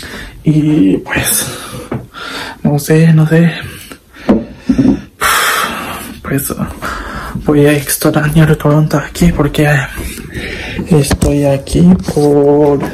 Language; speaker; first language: Spanish; non-native, learner; Japanese